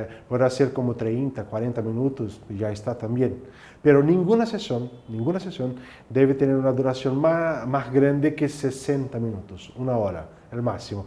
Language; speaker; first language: Spanish; non-native, fluent; Portuguese